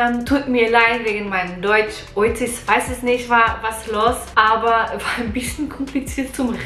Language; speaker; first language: German; non-native, learner; Portuguese